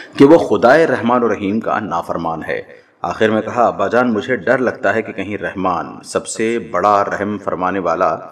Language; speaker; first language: Urdu; native; Urdu